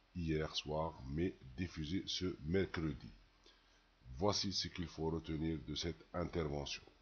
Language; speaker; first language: French; non-native, local second language; Arabic